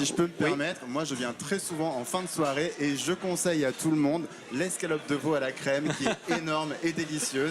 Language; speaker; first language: French; native; French